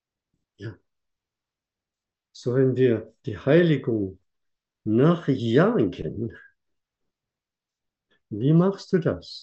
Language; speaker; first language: German; non-native, fluent; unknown